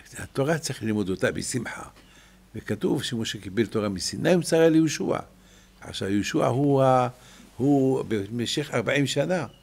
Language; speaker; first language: Hebrew; non-native, fluent; French